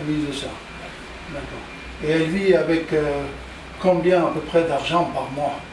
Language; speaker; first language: French; native; French